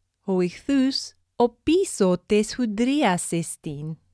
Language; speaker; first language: Greek; non-native, fluent; English